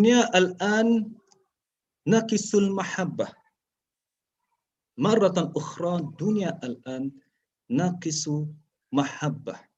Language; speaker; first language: Arabic; non-native, learner; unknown